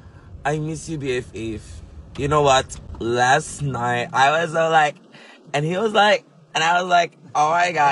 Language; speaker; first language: English; non-native, local second language; Cebuano